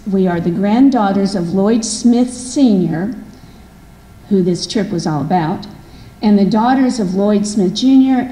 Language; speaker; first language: English; native; English